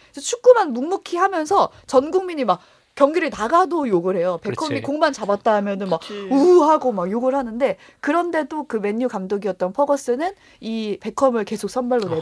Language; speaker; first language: Korean; native; Korean